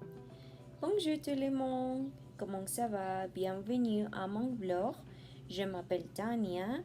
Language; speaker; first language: French; non-native, learner; Spanish